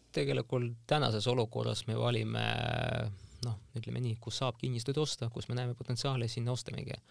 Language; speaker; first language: Estonian; non-native, local second language; Russian